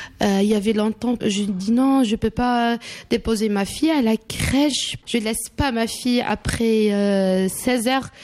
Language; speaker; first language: French; non-native, local second language; Arabic